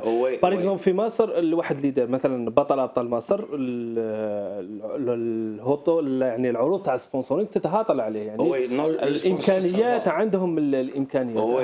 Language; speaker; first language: Arabic; native; Arabic